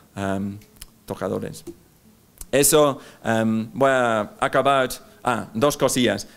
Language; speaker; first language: Spanish; non-native, fluent; English